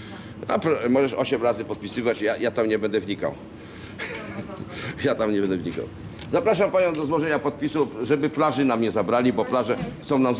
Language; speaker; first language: Polish; native; Polish